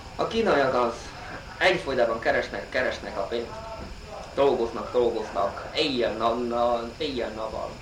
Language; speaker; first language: Hungarian; non-native, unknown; Chinese